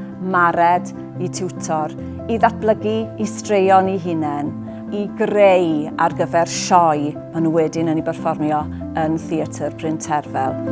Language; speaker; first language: Welsh; native; Welsh